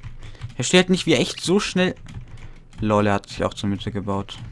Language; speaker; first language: German; native; German